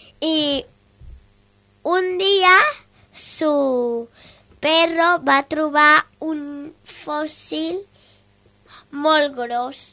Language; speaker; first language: Catalan; non-native, local second language; Spanish